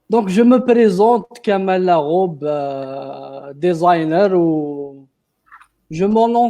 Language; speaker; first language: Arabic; native; Arabic